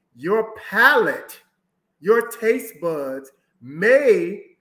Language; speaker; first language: English; native; English